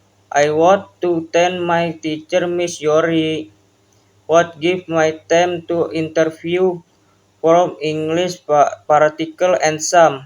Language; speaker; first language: English; non-native, learner; Indonesian